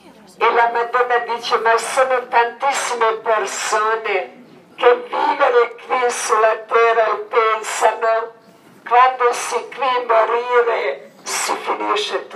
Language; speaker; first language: Italian; non-native, learner; Croatian